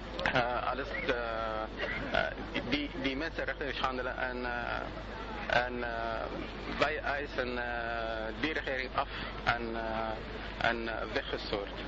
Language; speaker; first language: Dutch; non-native, learner; Arabic